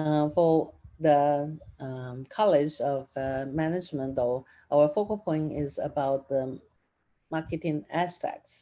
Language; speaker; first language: English; non-native, fluent; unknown